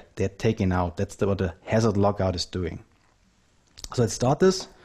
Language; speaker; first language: English; non-native, fluent; German